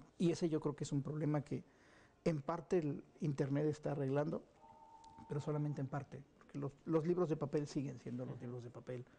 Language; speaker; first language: Spanish; native; Spanish